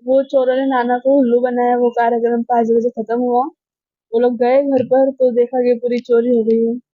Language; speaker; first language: Hindi; non-native, local second language; Marathi